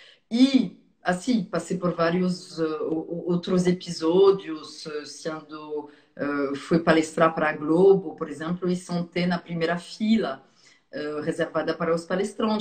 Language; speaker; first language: Portuguese; non-native, fluent; French